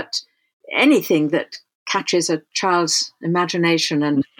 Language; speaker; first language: English; native; English